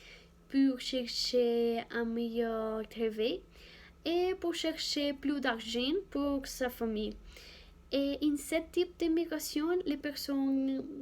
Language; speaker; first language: French; non-native, learner; Spanish